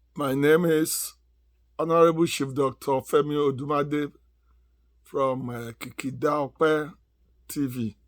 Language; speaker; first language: English; non-native, local second language; Yoruba